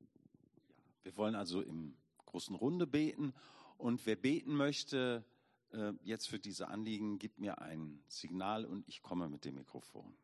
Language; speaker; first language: German; native; German